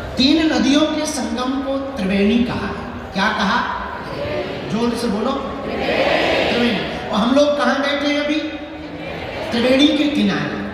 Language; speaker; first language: Hindi; native; Hindi